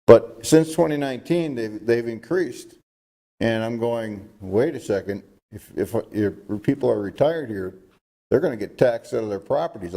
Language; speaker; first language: English; native; English